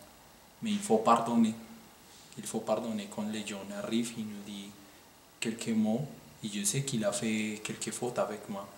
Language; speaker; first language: French; non-native, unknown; Spanish